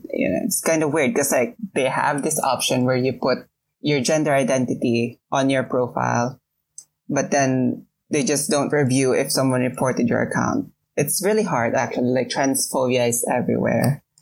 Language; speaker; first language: English; non-native, local second language; Filipino